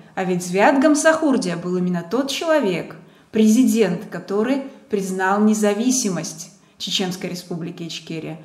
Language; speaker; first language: Russian; non-native, local second language; Georgian